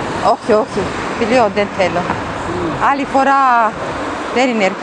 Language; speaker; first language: Greek; non-native, learner; Armenian